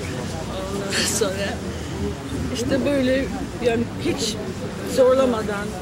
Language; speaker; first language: Turkish; non-native, fluent; English